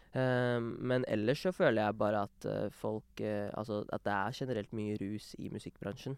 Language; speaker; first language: Norwegian; early bilingual, other home language; Urdu